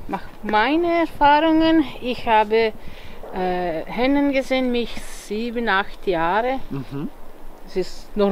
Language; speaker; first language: German; non-native, learner; Italian